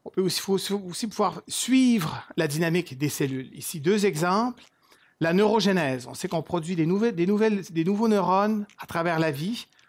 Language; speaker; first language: French; native; French